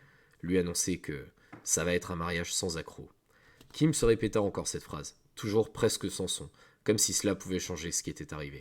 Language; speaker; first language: French; native; French